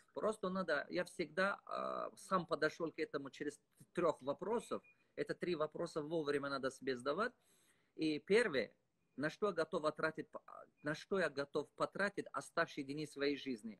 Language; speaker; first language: Russian; non-native, fluent; Tajik